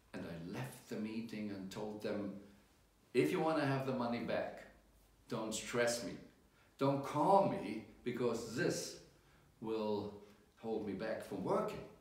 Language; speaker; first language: English; non-native, fluent; German